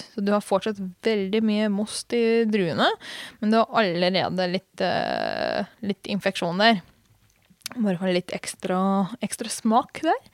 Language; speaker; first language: Norwegian; non-native, fluent; Hungarian